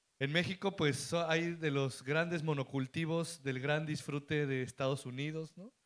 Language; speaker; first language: Spanish; native; Spanish